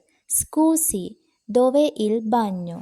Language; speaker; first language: Italian; non-native, learner; Sinhala